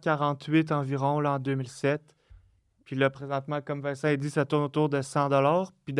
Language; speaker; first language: French; native; French